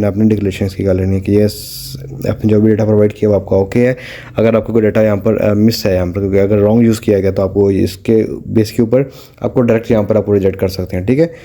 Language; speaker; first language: Urdu; non-native, local second language; Punjabi